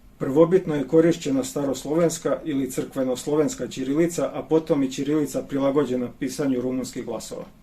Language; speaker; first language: Bosnian; non-native, local second language; Romanian